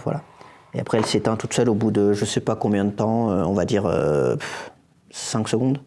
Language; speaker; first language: French; native; French